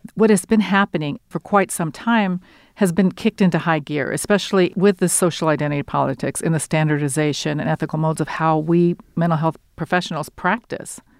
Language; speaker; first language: English; early bilingual, other home language; Spanish